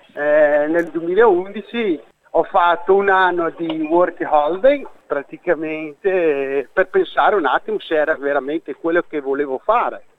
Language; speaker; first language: Italian; early bilingual, heritage; Venetian